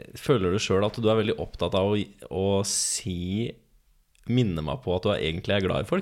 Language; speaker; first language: Norwegian; native; Norwegian